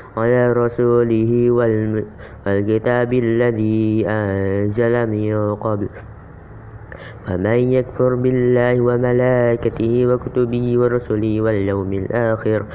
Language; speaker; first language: Arabic; non-native, learner; Indonesian